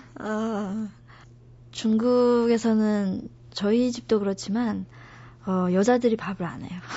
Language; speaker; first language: Korean; non-native, fluent; Chinese